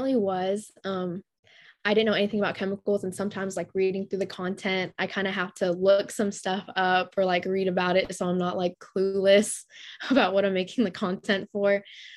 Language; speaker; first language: English; native; English